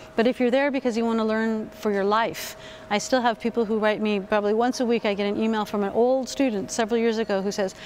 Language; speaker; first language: English; native; English